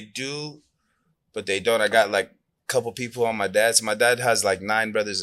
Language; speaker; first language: English; non-native, fluent; Persian